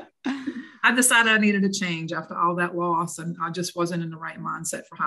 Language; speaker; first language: English; native; English